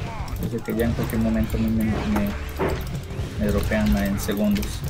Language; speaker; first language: Spanish; native; Spanish